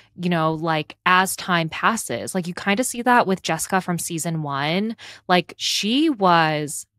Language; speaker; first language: English; native; English